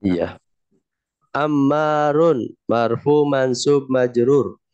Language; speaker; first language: Arabic; non-native, fluent; Indonesian